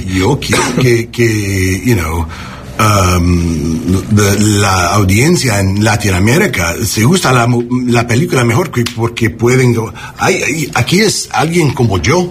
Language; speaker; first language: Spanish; early bilingual, heritage; Spanish